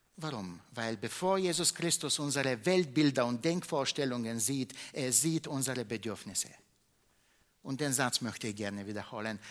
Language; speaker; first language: German; non-native, fluent; Bulgarian